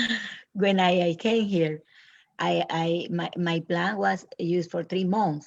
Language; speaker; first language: English; non-native, learner; Spanish